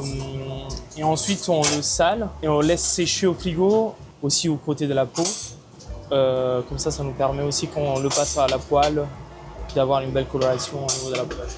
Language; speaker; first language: French; non-native, fluent; Italian